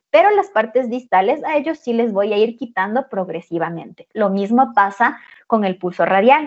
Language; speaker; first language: Spanish; native; Spanish